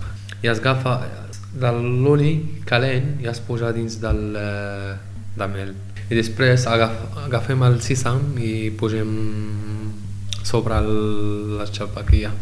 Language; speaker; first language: Catalan; non-native, learner; Arabic